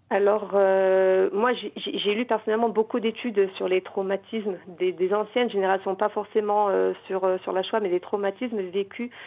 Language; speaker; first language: French; native; French